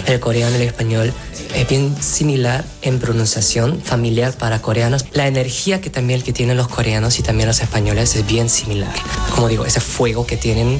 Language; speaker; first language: Spanish; non-native, fluent; Korean